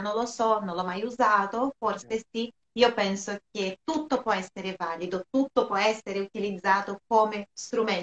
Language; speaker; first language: Italian; non-native, fluent; Portuguese